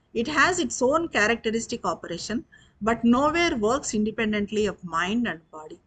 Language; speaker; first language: English; non-native, local second language; Telugu